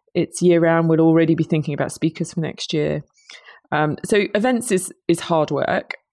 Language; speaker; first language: English; native; English